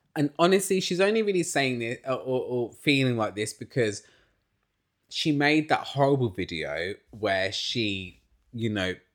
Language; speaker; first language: English; native; English